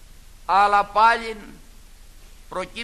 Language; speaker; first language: Greek; native; Greek